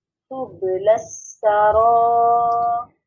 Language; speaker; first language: Arabic; non-native, learner; Bangla